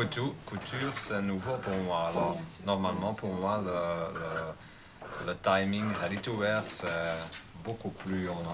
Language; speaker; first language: French; non-native, learner; Dutch